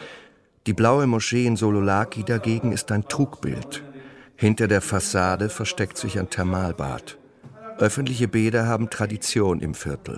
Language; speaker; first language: German; native; German